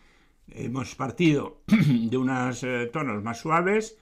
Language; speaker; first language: Spanish; native; Spanish